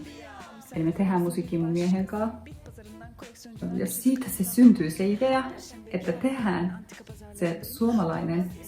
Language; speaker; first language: Finnish; non-native, fluent; Turkish